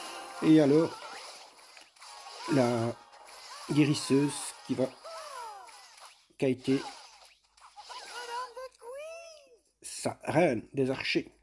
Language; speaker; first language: French; native; French